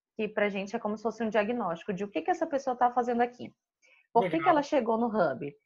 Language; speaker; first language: Portuguese; native; Portuguese